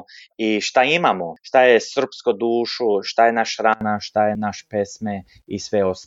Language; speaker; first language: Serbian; early bilingual, heritage; Serbian